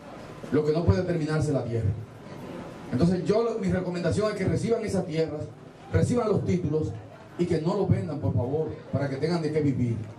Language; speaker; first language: Spanish; native; Spanish